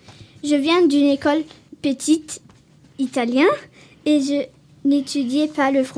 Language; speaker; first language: French; non-native, learner; Italian